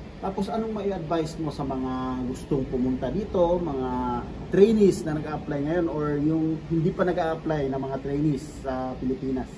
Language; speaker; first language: Filipino; native; Filipino